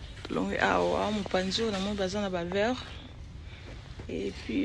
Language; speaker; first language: French; non-native, local second language; Lingala